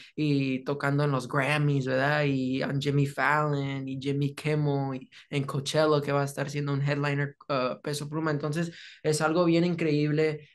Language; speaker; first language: Spanish; early bilingual, heritage; Spanish